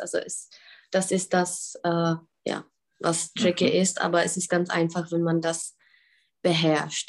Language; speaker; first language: German; non-native, fluent; Czech